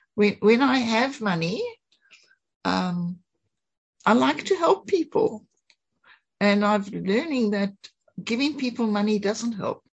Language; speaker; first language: English; native; English